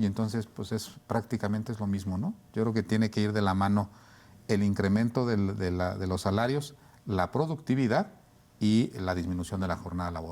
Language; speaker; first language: Spanish; native; Spanish